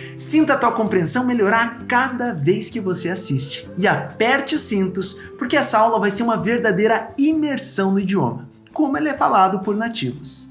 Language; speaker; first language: Portuguese; native; Portuguese